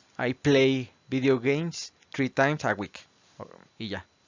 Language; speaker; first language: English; non-native, fluent; Spanish